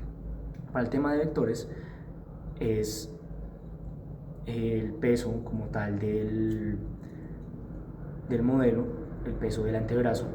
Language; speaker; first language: Spanish; native; Spanish